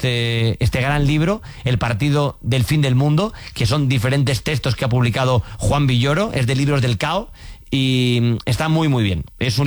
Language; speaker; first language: Spanish; native; Spanish